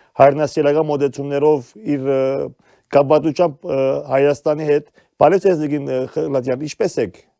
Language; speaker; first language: Armenian; early bilingual, heritage; Armenian